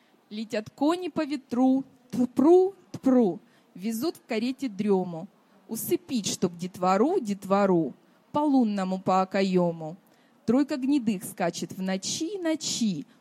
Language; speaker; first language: Russian; native; Russian